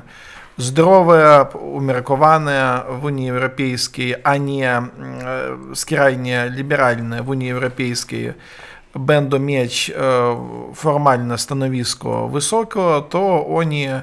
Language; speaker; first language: Polish; non-native, learner; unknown